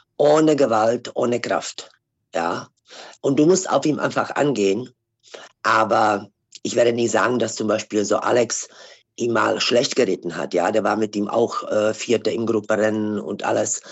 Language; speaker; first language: German; non-native, fluent; Czech